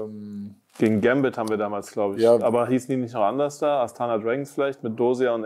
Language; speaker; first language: German; native; German